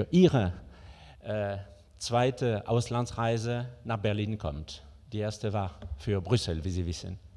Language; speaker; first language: German; non-native, fluent; French